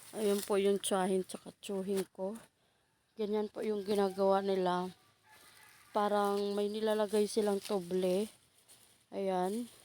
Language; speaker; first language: Filipino; non-native, local second language; Hiligaynon